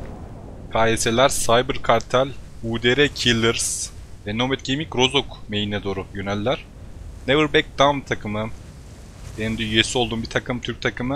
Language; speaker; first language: Turkish; native; Turkish